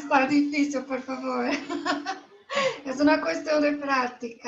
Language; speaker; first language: Spanish; non-native, fluent; Portuguese